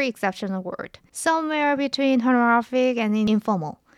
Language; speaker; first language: English; non-native, fluent; Korean